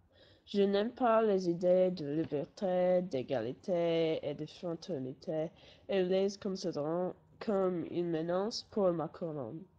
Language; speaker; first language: French; non-native, learner; English